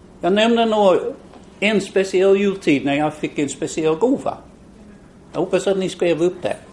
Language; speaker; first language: Swedish; non-native, fluent; English